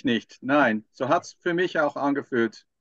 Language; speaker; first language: German; non-native, fluent; Dutch